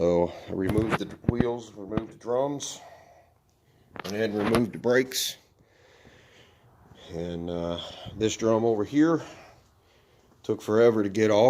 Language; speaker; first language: English; native; English